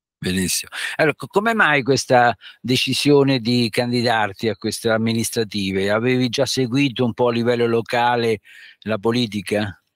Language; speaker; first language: Italian; native; Italian